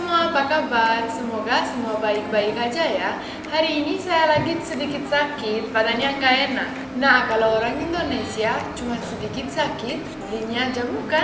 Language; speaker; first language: Indonesian; non-native, fluent; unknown